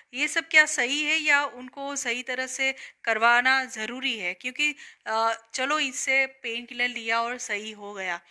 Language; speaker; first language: Hindi; non-native, local second language; Gujarati